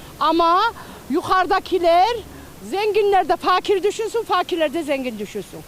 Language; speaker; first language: Turkish; native; Turkish